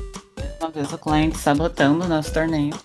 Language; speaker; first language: Portuguese; native; Portuguese